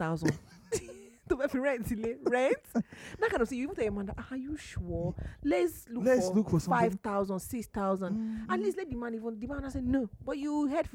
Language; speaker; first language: English; non-native, local second language; Yoruba